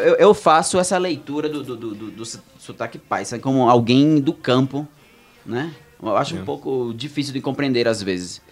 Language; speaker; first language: Portuguese; native; Portuguese